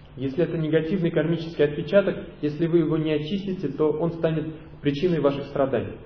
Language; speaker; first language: Russian; native; Russian